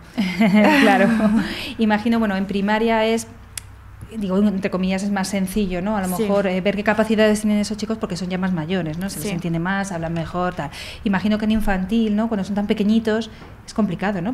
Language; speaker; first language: Spanish; native; Spanish